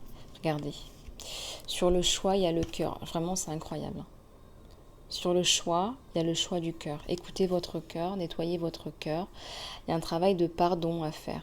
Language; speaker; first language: French; native; French